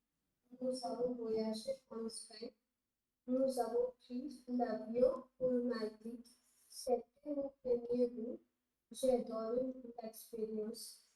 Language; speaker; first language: French; non-native, learner; Hindi